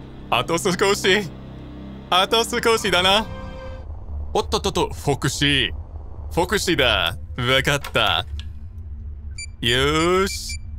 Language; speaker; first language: Japanese; non-native, fluent; English